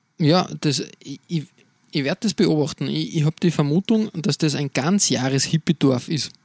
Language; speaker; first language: German; native; German